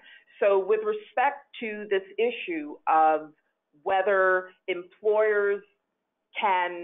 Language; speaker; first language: English; native; English